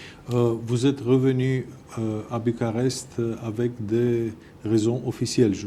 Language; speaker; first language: French; non-native, fluent; Romanian